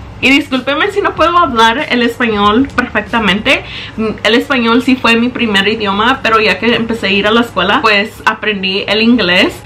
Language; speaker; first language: Spanish; early bilingual, heritage; Spanish